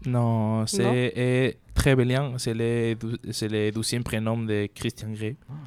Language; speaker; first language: French; non-native, learner; Spanish